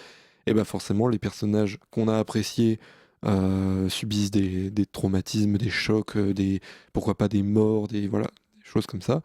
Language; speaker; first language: French; native; French